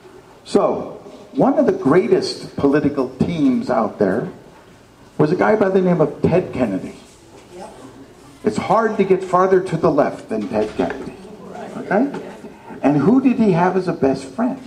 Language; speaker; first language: English; native; English